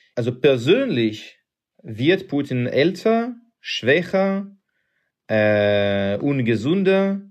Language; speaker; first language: German; non-native, fluent; Russian